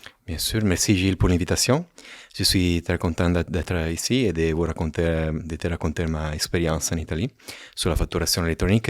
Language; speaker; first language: French; non-native, fluent; Italian